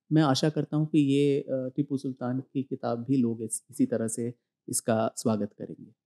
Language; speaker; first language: Hindi; non-native, local second language; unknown